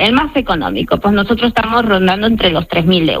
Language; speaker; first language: Spanish; native; Spanish